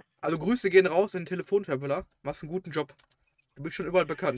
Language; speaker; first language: German; native; German